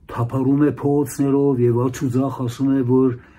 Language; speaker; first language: Armenian; early bilingual, heritage; Arabic